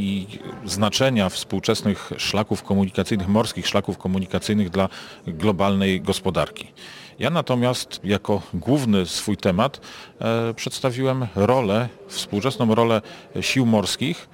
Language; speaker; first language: Polish; native; Polish